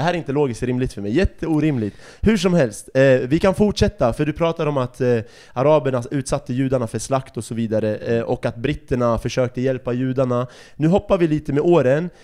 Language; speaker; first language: Swedish; early bilingual, other home language; Arabic